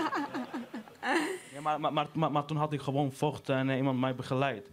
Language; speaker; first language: Dutch; non-native, learner; Arabic